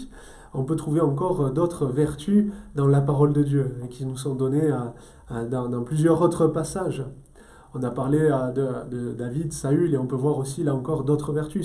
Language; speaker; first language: French; native; French